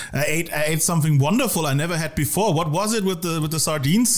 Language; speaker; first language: English; non-native, fluent; German